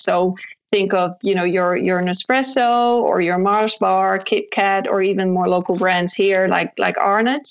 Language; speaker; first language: English; non-native, fluent; Dutch